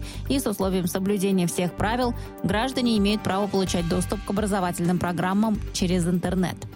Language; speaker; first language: Russian; native; Russian